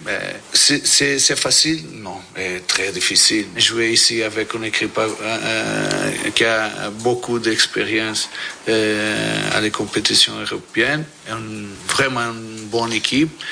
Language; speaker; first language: French; non-native, learner; Portuguese